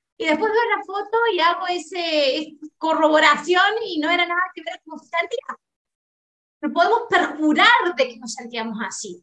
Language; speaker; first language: Spanish; native; Spanish